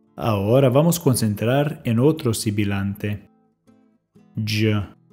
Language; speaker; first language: Spanish; non-native, fluent; English